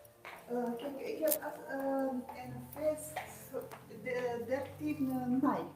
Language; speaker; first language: Dutch; non-native, learner; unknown